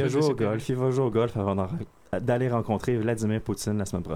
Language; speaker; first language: French; native; French